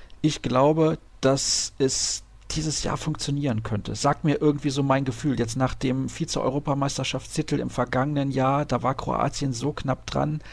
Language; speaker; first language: German; native; German